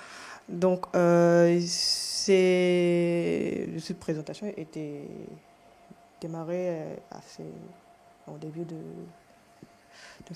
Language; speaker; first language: French; non-native, fluent; Japanese